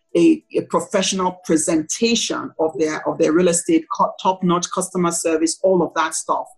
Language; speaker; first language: English; non-native, local second language; Igbo